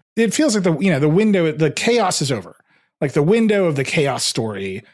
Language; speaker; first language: English; early bilingual, other home language; Hindi